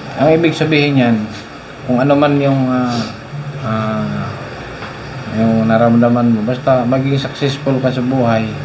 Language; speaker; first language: Filipino; native; Filipino